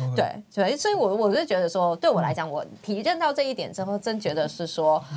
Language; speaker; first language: Chinese; native; Chinese